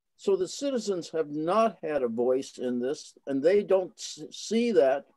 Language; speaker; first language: English; native; English